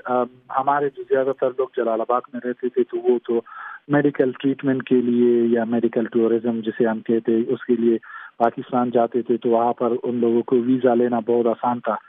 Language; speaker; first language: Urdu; non-native, fluent; Pashto